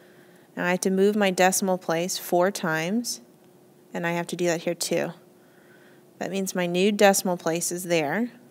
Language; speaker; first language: English; native; English